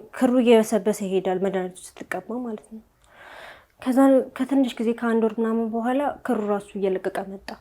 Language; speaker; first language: Amharic; native; Amharic